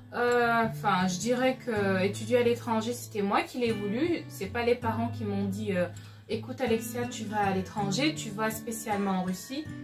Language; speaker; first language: French; non-native, local second language; Lingala